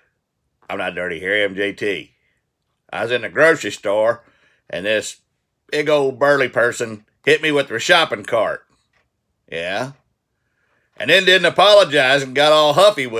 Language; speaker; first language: English; native; English